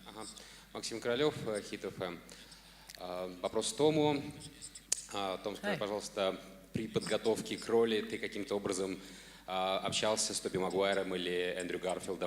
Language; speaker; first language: Russian; native; Russian